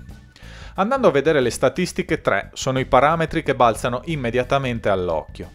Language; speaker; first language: Italian; native; Italian